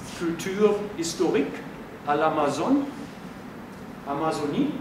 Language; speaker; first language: French; non-native, fluent; German